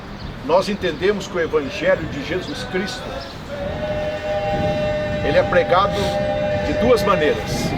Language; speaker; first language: Portuguese; native; Portuguese